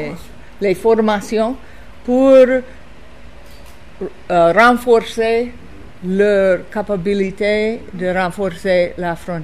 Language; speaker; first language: French; non-native, fluent; English